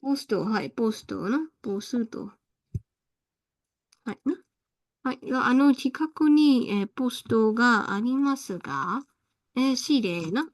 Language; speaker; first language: Japanese; non-native, fluent; Burmese